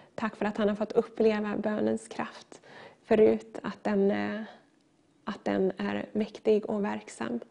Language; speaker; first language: Swedish; native; Swedish